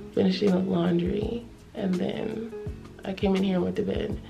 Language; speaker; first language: English; native; English